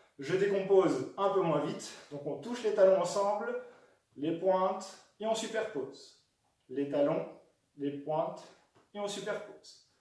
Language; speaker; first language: French; native; French